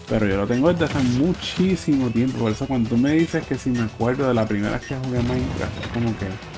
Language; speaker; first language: Spanish; native; Spanish